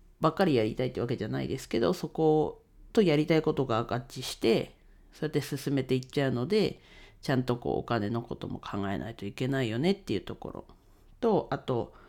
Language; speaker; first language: Japanese; native; Japanese